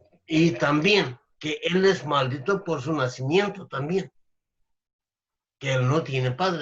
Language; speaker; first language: Spanish; non-native, learner; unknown